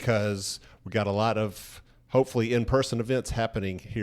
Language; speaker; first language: English; native; English